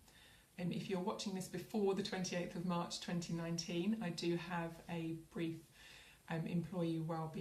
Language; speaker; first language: English; native; English